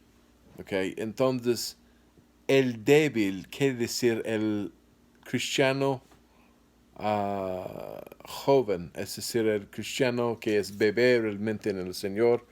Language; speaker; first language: Spanish; non-native, fluent; English